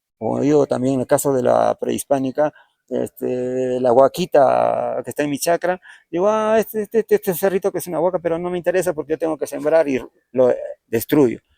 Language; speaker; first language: Spanish; native; Spanish